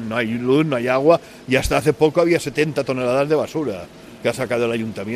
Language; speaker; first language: Spanish; native; Spanish